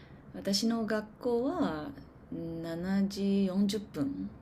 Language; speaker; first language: Japanese; non-native, learner; English